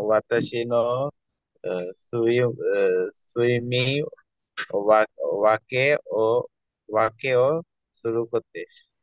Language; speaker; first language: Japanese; non-native, learner; Bangla